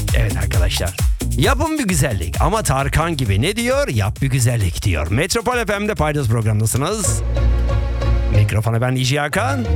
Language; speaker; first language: Turkish; native; Turkish